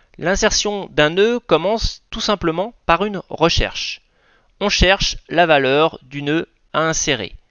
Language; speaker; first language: French; native; French